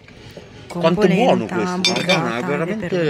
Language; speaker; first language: Italian; native; Italian